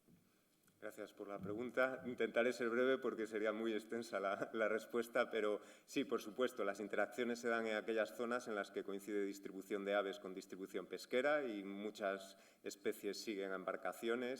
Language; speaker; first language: Spanish; native; Spanish